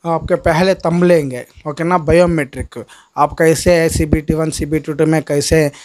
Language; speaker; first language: Hindi; non-native, local second language; Telugu